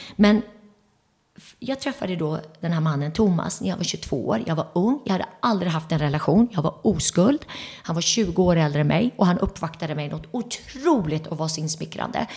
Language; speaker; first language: Swedish; early bilingual, other home language; Turoyo